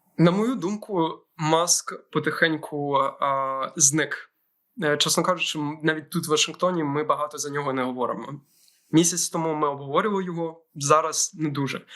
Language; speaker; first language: Ukrainian; native; Ukrainian